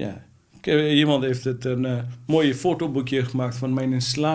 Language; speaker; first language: Dutch; non-native, fluent; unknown